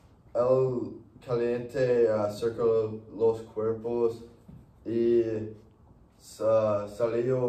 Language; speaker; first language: Spanish; non-native, learner; English